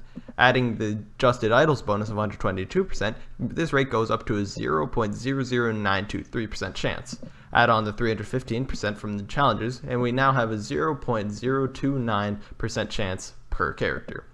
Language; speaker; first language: English; native; English